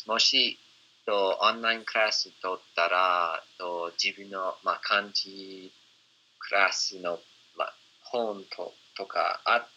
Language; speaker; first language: Japanese; non-native, fluent; English